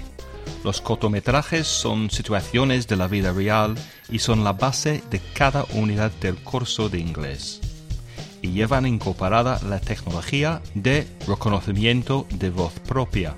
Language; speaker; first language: Spanish; non-native, fluent; English